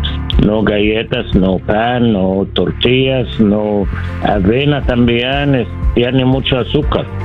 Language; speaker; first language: Spanish; non-native, learner; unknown